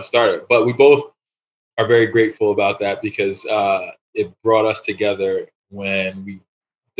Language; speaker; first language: English; native; English